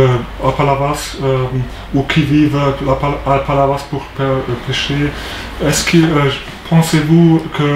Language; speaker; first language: French; non-native, learner; German